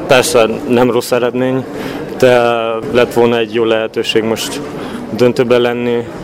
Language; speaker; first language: Hungarian; early bilingual, heritage; Hungarian